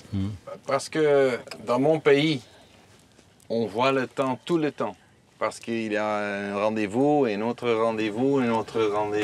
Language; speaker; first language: French; non-native, learner; Dutch